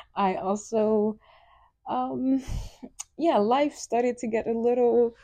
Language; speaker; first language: English; early bilingual, other home language; Wolof